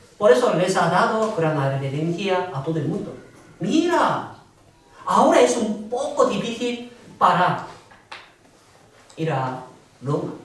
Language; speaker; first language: Spanish; non-native, learner; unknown